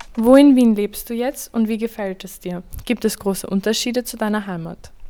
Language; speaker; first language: German; native; German